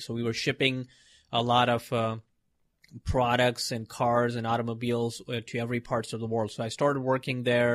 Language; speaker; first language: English; non-native, local second language; Hindi